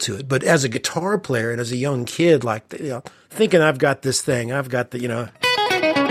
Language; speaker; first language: English; native; English